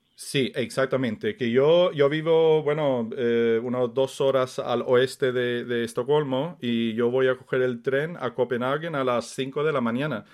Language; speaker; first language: Spanish; early bilingual, other home language; Swedish